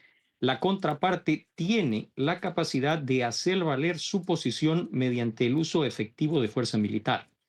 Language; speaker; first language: Spanish; native; Spanish